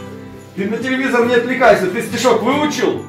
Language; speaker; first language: Russian; native; Russian